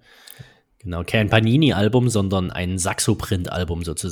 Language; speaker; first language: German; native; German